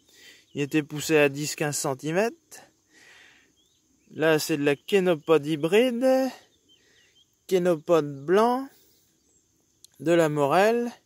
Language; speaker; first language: French; native; French